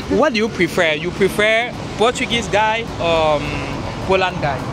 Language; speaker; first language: English; non-native, learner; French